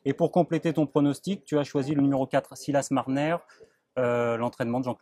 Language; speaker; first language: French; native; French